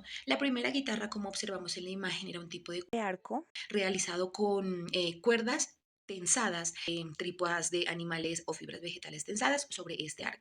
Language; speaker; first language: Spanish; native; Spanish